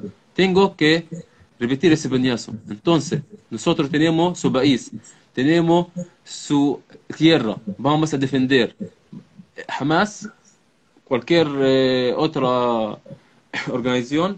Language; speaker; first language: Spanish; non-native, learner; Arabic